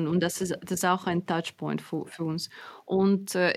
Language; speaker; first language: German; non-native, fluent; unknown